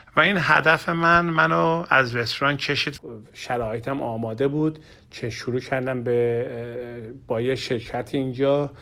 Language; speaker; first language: Persian; non-native, learner; Turkish